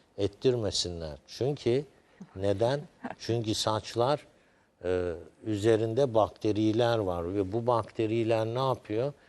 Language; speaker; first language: Turkish; native; Turkish